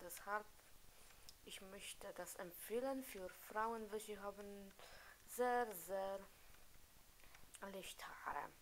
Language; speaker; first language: German; non-native, learner; Polish